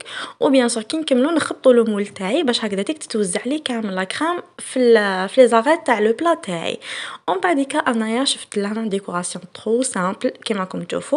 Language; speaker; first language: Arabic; native; Arabic